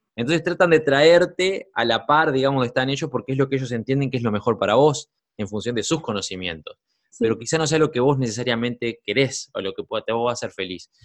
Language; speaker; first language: Spanish; native; Spanish